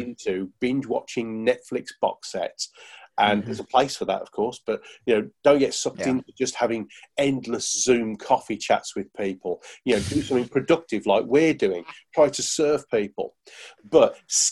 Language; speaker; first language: English; native; English